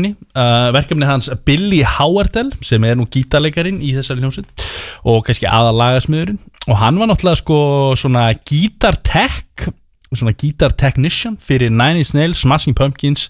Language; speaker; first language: Icelandic; native; Icelandic